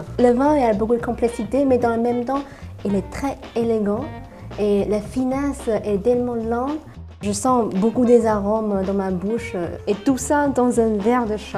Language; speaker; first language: French; non-native, fluent; Chinese